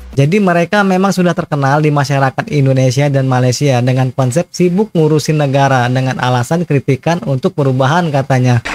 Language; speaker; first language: Indonesian; native; Indonesian